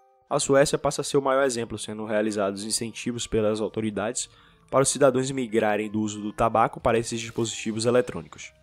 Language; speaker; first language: Portuguese; native; Portuguese